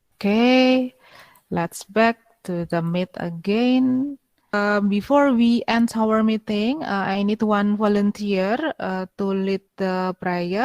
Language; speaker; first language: English; non-native, fluent; Indonesian